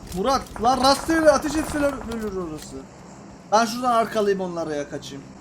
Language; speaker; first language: Turkish; native; Turkish